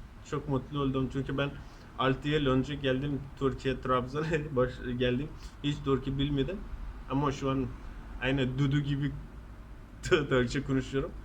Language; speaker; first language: Turkish; non-native, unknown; Persian